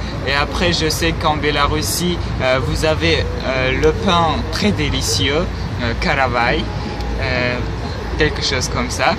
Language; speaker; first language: French; non-native, learner; Uzbek